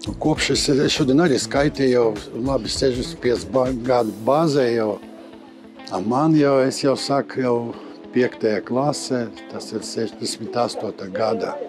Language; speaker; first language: Latvian; non-native, local second language; Russian